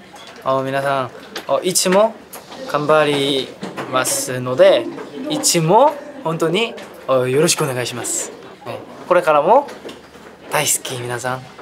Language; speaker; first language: Japanese; non-native, learner; Korean